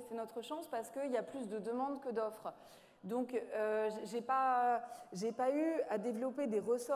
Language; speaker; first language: French; native; French